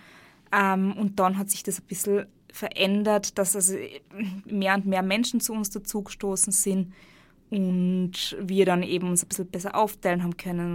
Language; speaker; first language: German; native; German